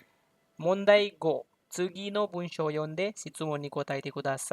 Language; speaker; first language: Japanese; non-native, fluent; Hindi